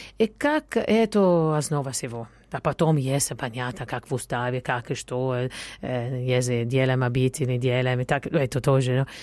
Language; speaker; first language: Russian; non-native, fluent; Italian